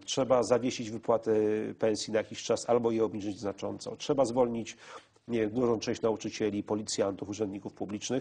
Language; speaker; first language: Polish; native; Polish